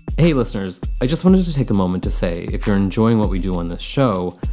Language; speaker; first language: English; early bilingual, other home language; Bangla